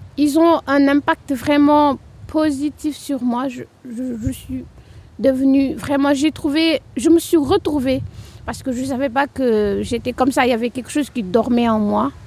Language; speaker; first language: French; non-native, local second language; Wolof